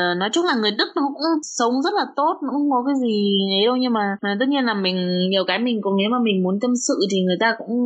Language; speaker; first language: Vietnamese; early bilingual, other home language; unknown